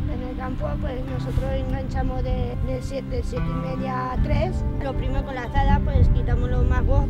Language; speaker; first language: Spanish; native; Spanish